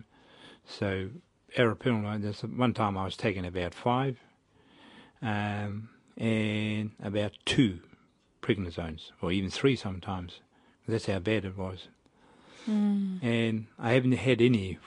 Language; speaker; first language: English; native; English